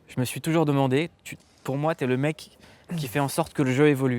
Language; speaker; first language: French; native; French